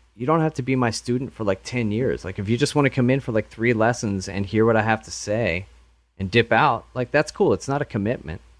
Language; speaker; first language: English; native; English